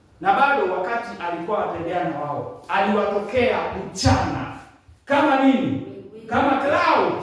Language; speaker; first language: Swahili; non-native, local second language; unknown